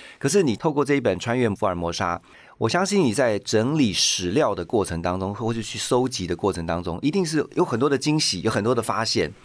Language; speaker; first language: Chinese; native; Chinese